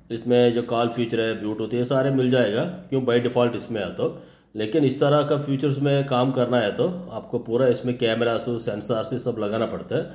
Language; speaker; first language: Hindi; non-native, local second language; Telugu